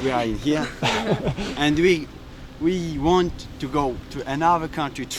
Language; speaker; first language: English; non-native, learner; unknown